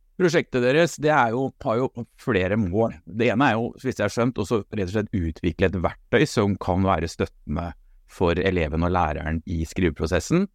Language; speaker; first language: Norwegian; native; Norwegian